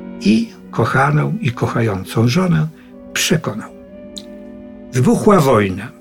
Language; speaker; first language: Polish; native; Polish